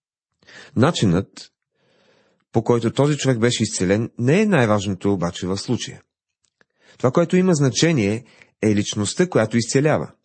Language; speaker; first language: Bulgarian; native; Bulgarian